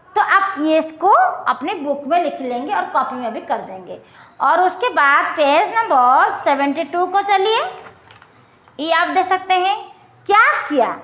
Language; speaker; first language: Hindi; non-native, local second language; Odia